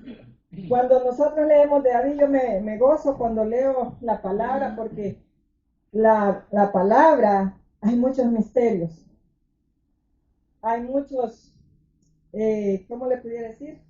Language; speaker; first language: Spanish; native; Spanish